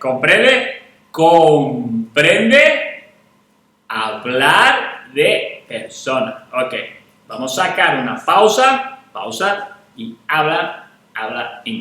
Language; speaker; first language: Spanish; non-native, fluent; English